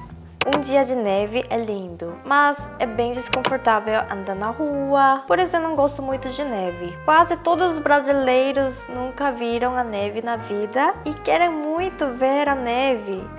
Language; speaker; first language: Portuguese; non-native, fluent; Korean